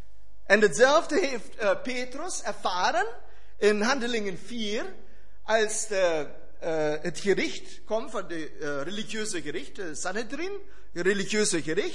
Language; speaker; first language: Dutch; non-native, fluent; German